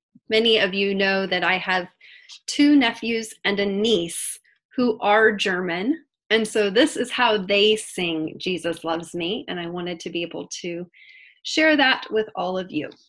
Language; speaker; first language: English; native; English